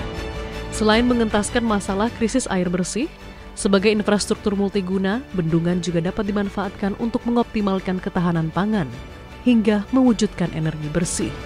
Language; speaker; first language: Indonesian; native; Indonesian